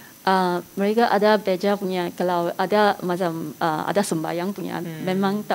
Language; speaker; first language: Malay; non-native, local second language; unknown